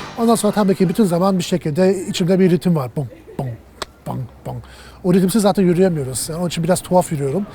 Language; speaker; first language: Turkish; early bilingual, heritage; Turkish